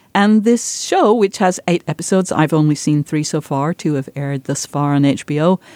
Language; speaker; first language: English; native; English